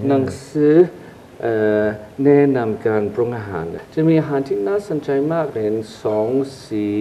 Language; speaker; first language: Thai; non-native, fluent; English